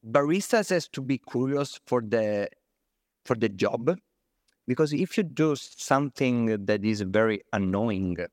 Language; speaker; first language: English; non-native, fluent; Italian